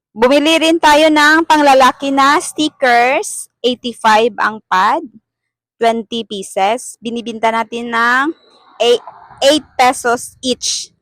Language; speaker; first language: Filipino; non-native, local second language; Cebuano